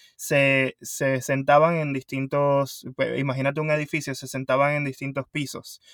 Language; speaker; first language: Spanish; native; Spanish